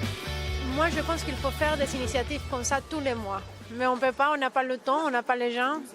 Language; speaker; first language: French; non-native, fluent; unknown